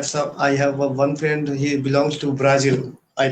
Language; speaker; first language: English; non-native, learner; Hindi